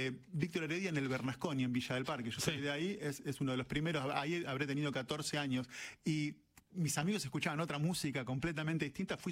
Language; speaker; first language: Spanish; native; Spanish